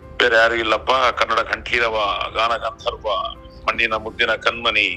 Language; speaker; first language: Kannada; non-native, local second language; Telugu